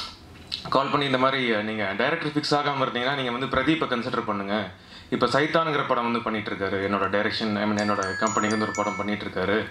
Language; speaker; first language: Tamil; native; Tamil